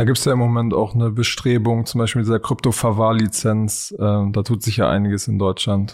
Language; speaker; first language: German; native; German